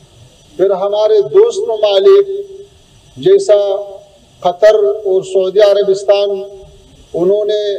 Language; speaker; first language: Hindi; non-native, fluent; Pashto